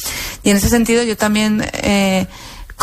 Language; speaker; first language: Spanish; native; Spanish